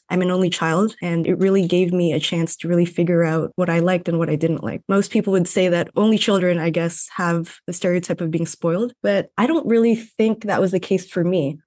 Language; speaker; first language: English; non-native, fluent; Filipino